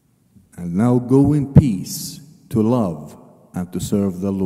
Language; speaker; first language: English; native; English